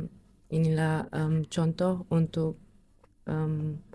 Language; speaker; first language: Indonesian; non-native, learner; German